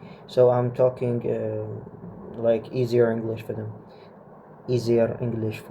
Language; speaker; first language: English; non-native, fluent; Arabic